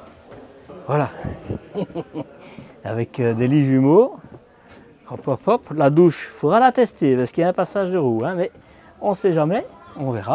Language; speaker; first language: French; native; French